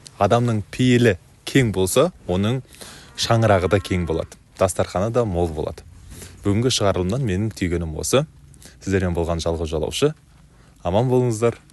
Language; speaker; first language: Kazakh; native; Kazakh